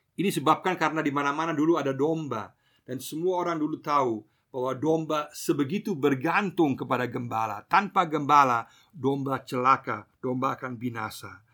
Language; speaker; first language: Indonesian; non-native, fluent; German